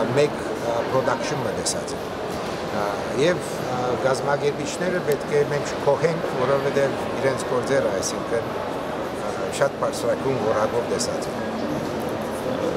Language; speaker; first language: Armenian; early bilingual, heritage; Armenian